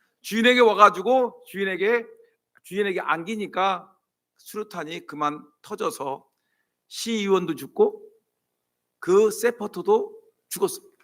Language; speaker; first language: Korean; native; Korean